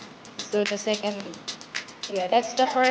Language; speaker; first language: English; non-native, local second language; Filipino